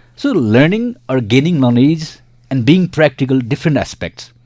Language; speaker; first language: English; non-native, local second language; Nepali